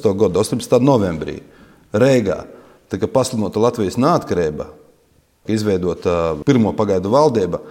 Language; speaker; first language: Latvian; native; Latvian